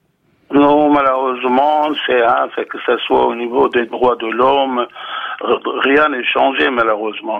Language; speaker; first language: French; non-native, fluent; Kurdish